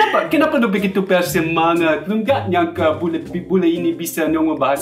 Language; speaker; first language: Indonesian; non-native, fluent; German